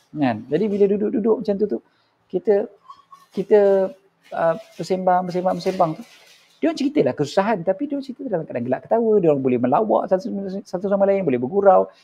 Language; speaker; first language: Malay; native; Malay